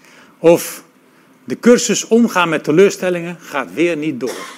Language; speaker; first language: Dutch; native; Dutch